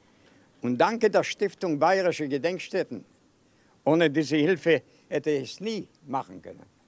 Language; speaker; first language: German; non-native, fluent; Yiddish